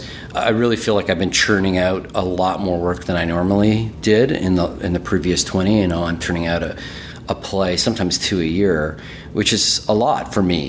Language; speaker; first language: English; early bilingual, other home language; German